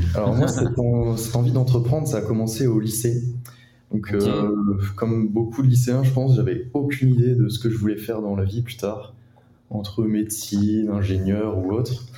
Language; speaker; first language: French; native; French